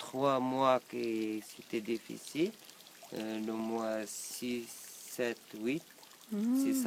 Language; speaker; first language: French; non-native, local second language; Arabic